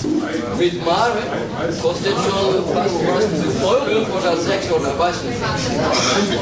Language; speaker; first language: German; non-native, fluent; Turkish